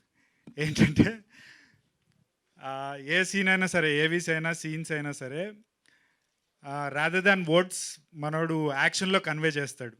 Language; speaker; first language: Telugu; native; Telugu